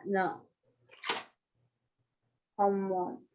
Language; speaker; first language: English; non-native, learner; Spanish